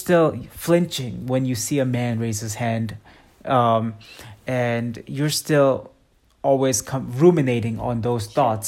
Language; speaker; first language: English; non-native, local second language; Hindi